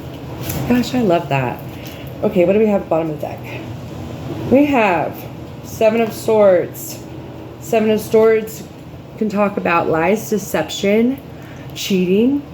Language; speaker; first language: English; native; English